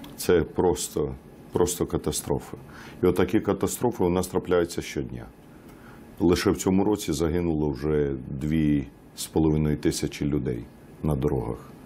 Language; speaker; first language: Ukrainian; native; Ukrainian